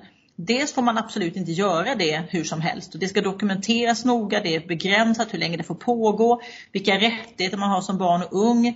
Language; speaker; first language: Swedish; native; Swedish